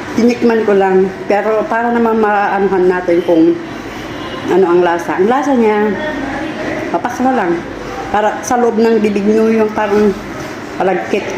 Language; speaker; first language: Filipino; non-native, local second language; Iloko